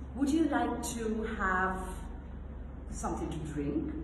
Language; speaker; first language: English; non-native, local second language; Sinhala